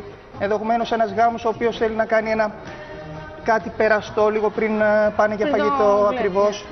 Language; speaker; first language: Greek; native; Greek